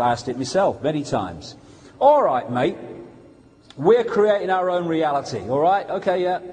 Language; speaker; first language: English; native; English